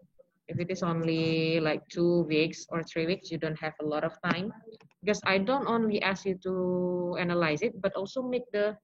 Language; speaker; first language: English; non-native, local second language; Indonesian